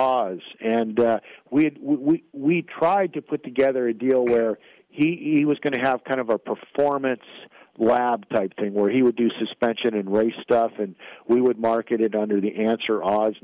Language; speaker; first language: English; native; English